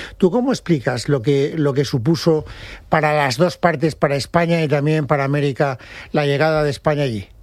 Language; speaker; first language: Spanish; native; Spanish